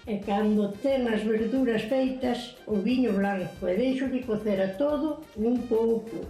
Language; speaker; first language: Galician; native; Galician